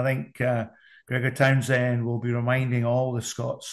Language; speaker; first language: English; native; English